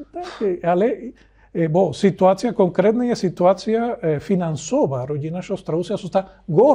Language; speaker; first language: Polish; non-native, learner; Spanish